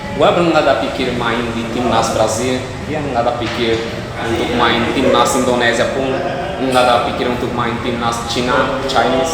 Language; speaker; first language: Indonesian; non-native, fluent; Portuguese